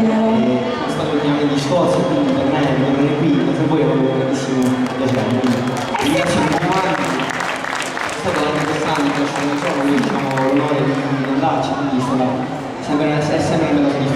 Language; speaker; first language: Italian; native; Italian